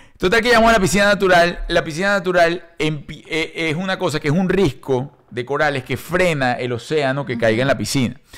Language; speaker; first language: Spanish; native; Spanish